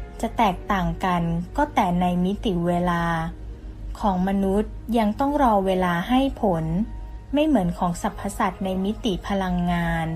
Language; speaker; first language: Thai; native; Thai